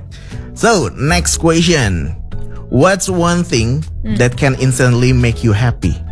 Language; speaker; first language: English; non-native, local second language; Indonesian